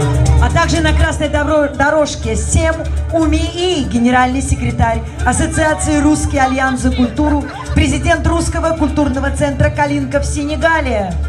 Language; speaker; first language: Russian; native; Russian